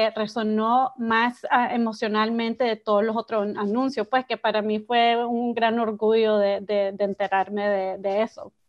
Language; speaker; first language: Spanish; early bilingual, heritage; Spanish